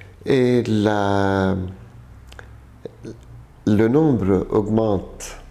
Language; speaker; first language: French; non-native, local second language; Arabic